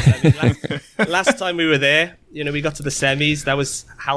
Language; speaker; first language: English; native; English